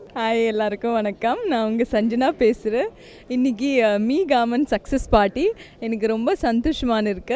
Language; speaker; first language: Tamil; non-native, learner; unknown